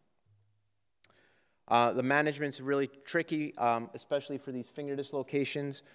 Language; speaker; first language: English; native; English